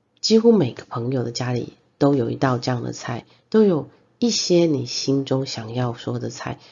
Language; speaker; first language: Chinese; native; Chinese